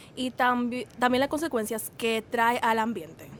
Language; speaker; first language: Spanish; native; Spanish